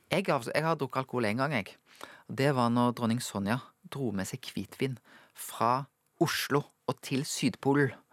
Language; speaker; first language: Norwegian; native; Norwegian